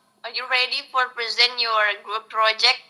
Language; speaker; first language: English; non-native, local second language; Indonesian